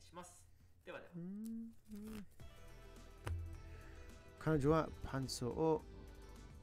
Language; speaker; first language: Japanese; native; Japanese